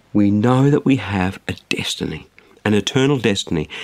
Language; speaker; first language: English; native; English